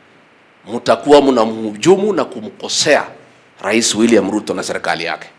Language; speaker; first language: Swahili; non-native, local second language; Kikuyu